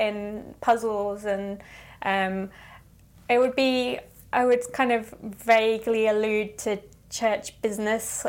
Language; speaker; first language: English; native; English